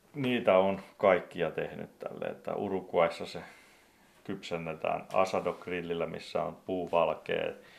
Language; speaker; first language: Finnish; native; Finnish